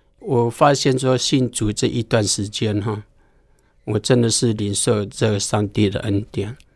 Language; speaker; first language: Chinese; non-native, local second language; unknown